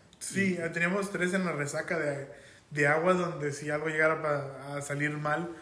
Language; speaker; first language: Spanish; native; Spanish